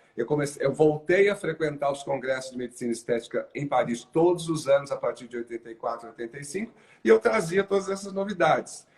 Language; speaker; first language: Portuguese; native; Portuguese